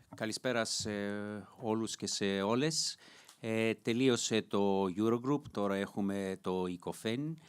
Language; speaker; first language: Greek; early bilingual, heritage; Greek